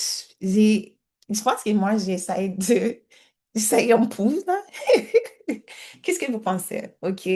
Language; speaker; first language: French; non-native, learner; English